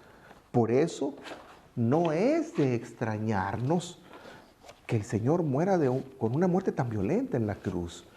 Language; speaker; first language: Spanish; native; Spanish